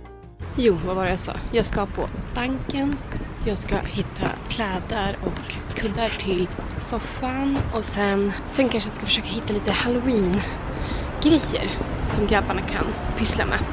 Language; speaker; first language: Swedish; native; Swedish